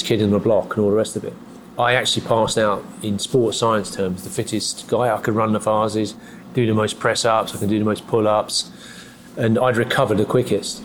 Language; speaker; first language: English; native; English